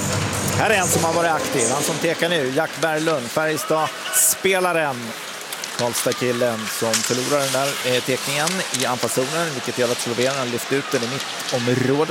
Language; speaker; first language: Swedish; native; Swedish